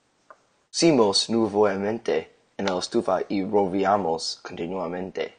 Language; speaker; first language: Spanish; non-native, learner; English